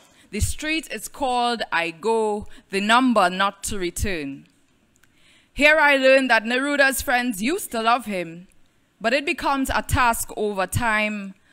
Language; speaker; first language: English; native; English